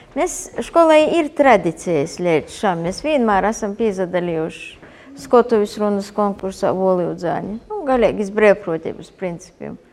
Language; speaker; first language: Latvian; native; Latvian